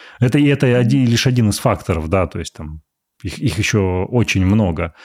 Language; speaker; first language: Russian; native; Russian